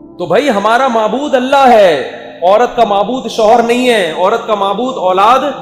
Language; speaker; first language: Urdu; native; Urdu